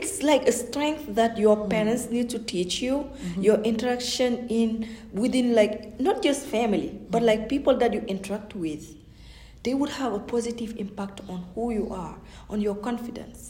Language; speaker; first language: English; non-native, fluent; Fula